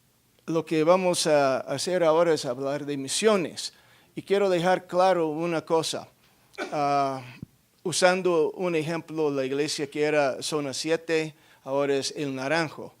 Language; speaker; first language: Spanish; non-native, fluent; English